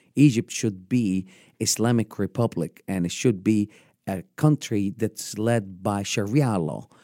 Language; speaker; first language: English; non-native, fluent; Arabic